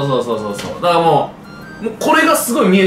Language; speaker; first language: Japanese; native; Japanese